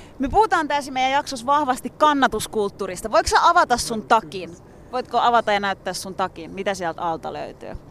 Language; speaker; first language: Finnish; early bilingual, other home language; Turkish